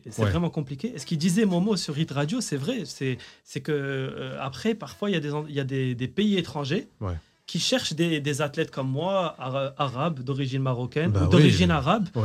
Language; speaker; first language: French; non-native, local second language; Arabic